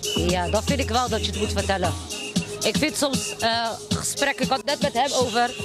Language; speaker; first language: Dutch; early bilingual, other home language; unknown